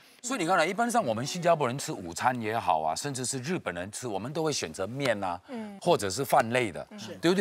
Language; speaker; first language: Chinese; native; Chinese